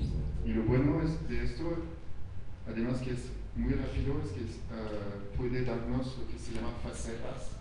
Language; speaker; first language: Spanish; non-native, fluent; French